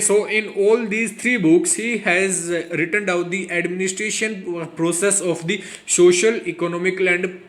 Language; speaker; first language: English; non-native, local second language; Hindi